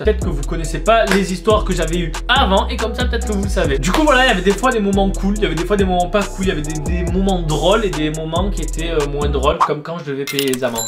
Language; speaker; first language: French; native; French